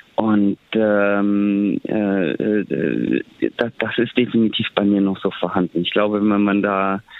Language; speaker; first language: German; native; German